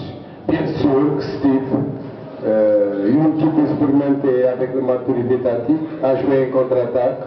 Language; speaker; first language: French; non-native, fluent; Portuguese